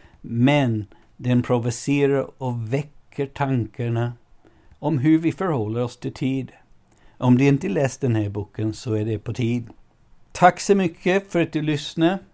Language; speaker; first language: Swedish; non-native, fluent; English